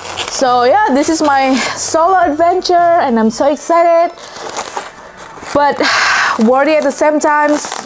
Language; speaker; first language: English; non-native, fluent; Indonesian